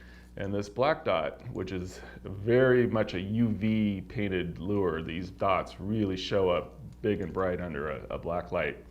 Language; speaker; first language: English; native; English